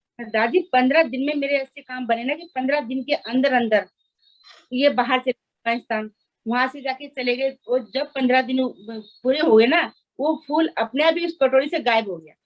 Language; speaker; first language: Hindi; non-native, local second language; Nepali